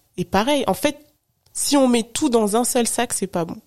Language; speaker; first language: French; native; French